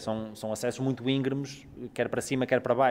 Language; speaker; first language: Portuguese; native; Portuguese